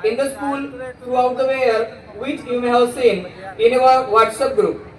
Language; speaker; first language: English; non-native, local second language; Marathi